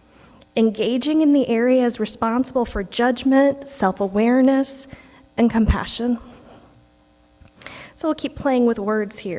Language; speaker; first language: English; native; English